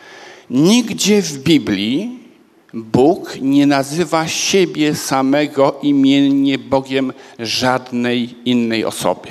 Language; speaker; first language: Polish; native; Polish